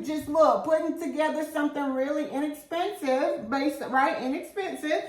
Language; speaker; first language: English; native; English